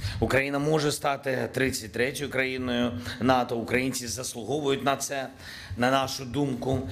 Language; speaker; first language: Ukrainian; native; Ukrainian